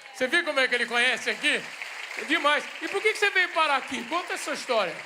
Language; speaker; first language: Portuguese; native; Portuguese